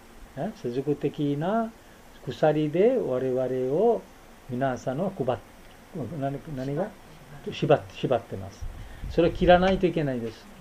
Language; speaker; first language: Japanese; non-native, fluent; Bangla